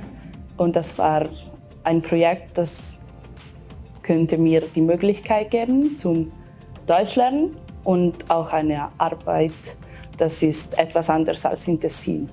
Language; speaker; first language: German; non-native, local second language; Italian